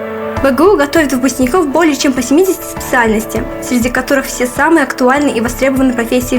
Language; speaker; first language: Russian; native; Russian